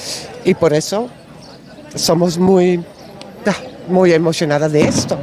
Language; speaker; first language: Spanish; non-native, learner; Dutch